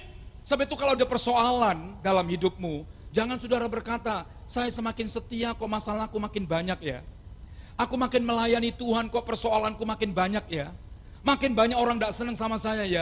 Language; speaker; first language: Indonesian; non-native, local second language; Javanese